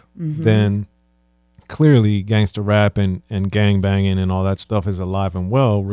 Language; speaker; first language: English; native; English